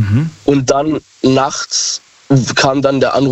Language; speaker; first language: German; native; German